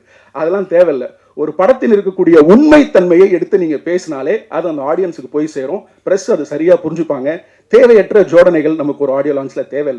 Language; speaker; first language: Tamil; native; Tamil